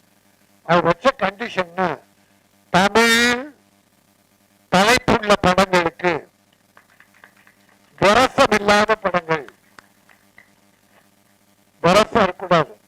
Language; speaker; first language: Tamil; native; Tamil